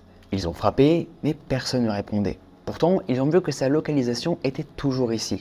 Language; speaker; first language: French; native; French